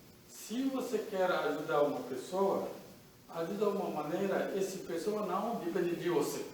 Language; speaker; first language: Portuguese; non-native, learner; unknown